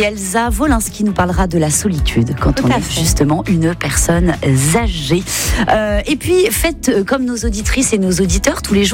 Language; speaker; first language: French; native; French